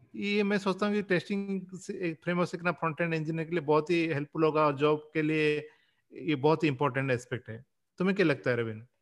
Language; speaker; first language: Hindi; non-native, local second language; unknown